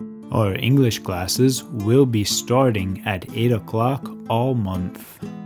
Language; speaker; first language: English; native; English